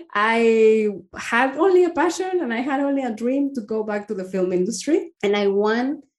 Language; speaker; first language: English; non-native, fluent; Spanish